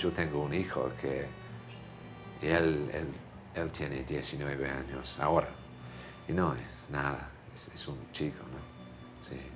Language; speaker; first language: Spanish; non-native, fluent; English